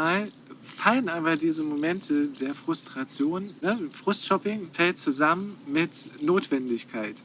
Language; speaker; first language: German; native; German